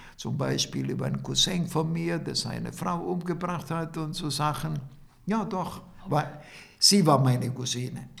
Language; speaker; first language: German; non-native, fluent; Italian